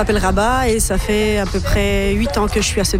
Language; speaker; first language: French; native; French